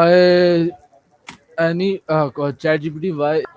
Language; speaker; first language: English; non-native, learner; Urdu